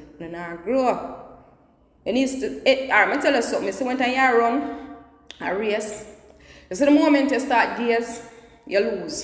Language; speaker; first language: English; non-native, local second language; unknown